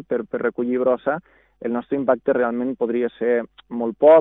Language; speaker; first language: Catalan; native; Catalan